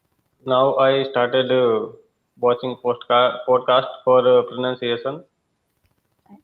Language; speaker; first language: English; non-native, learner; Hindi